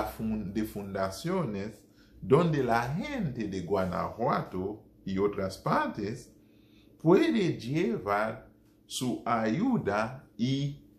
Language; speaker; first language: Spanish; non-native, fluent; Haitian Creole